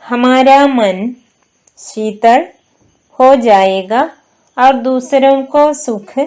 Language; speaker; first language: Hindi; non-native, local second language; Malayalam